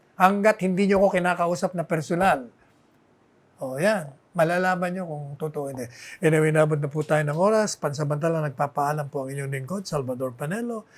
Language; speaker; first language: Filipino; non-native, local second language; Bikol